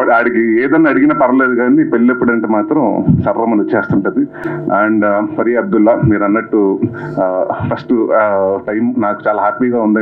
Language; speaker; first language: Telugu; native; Telugu